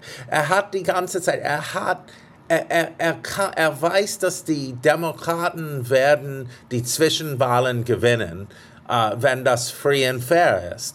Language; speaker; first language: German; non-native, fluent; English